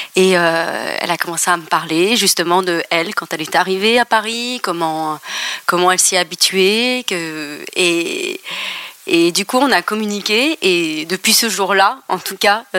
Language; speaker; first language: French; native; French